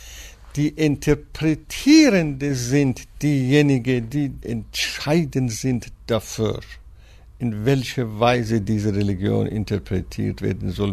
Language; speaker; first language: German; non-native, fluent; Persian